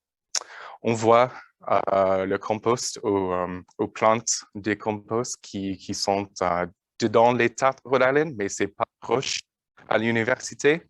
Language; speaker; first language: French; non-native, learner; English